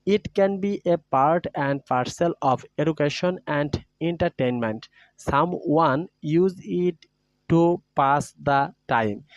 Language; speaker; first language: English; non-native, local second language; Bangla